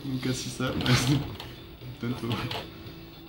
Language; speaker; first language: Portuguese; non-native, learner; French